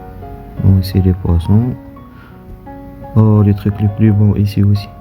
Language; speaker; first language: French; non-native, local second language; Arabic